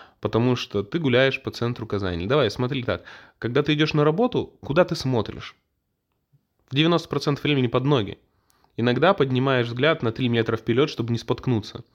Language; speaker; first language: Russian; native; Russian